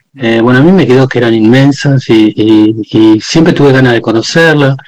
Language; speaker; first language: Spanish; native; Spanish